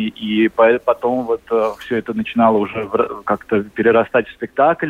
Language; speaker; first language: Russian; native; Russian